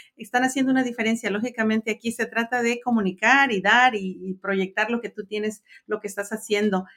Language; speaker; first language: Spanish; native; Spanish